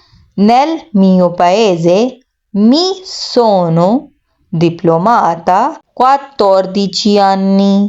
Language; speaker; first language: Italian; non-native, fluent; Urdu